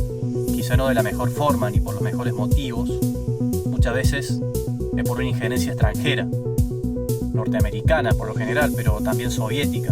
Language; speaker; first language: Spanish; native; Spanish